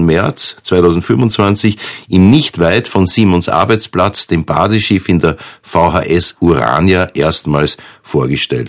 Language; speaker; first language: German; native; German